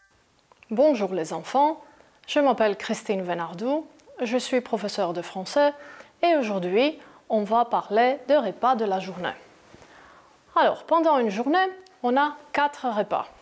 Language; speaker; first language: French; non-native, fluent; Greek